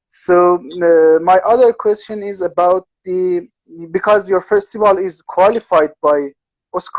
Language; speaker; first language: English; non-native, learner; Persian